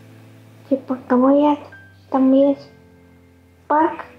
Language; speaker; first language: Russian; non-native, learner; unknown